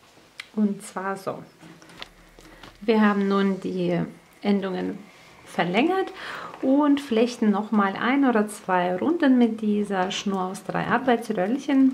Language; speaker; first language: German; native; German